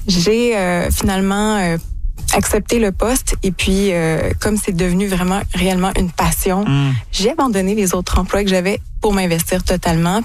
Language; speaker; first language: French; native; French